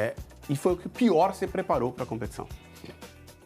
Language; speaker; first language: Portuguese; native; Portuguese